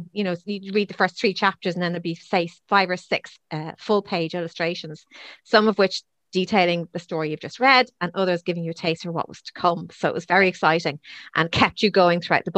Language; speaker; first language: English; native; English